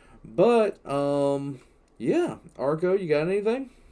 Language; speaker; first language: English; native; English